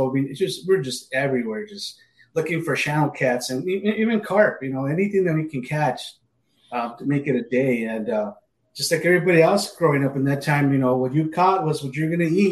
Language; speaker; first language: English; native; English